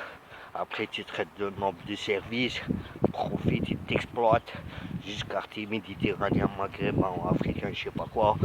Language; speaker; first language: French; non-native, local second language; Arabic